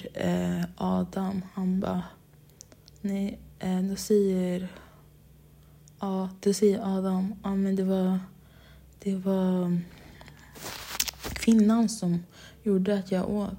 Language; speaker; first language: Swedish; non-native, local second language; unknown